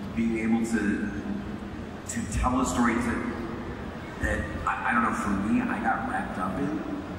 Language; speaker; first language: English; native; English